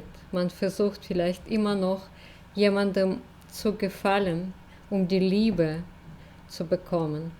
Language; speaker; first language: German; non-native, fluent; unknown